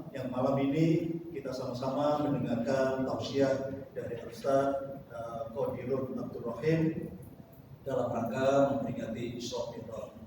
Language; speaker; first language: Indonesian; native; Indonesian